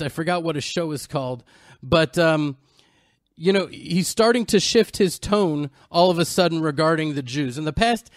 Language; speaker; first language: English; native; English